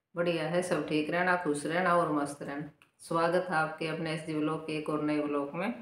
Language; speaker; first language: Hindi; native; Hindi